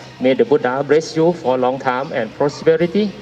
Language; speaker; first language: English; non-native, learner; Thai